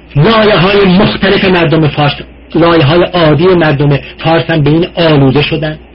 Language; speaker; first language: Persian; non-native, local second language; Azerbaijani